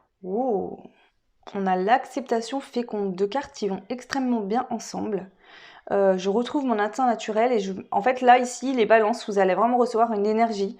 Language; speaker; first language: French; native; French